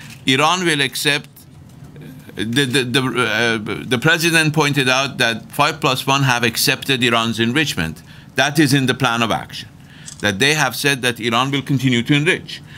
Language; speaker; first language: English; non-native, fluent; Persian